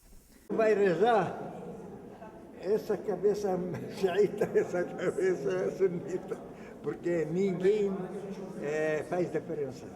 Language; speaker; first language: Portuguese; non-native, learner; Arabic